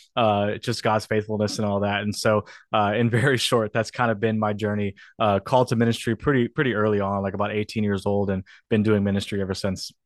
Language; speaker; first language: English; native; English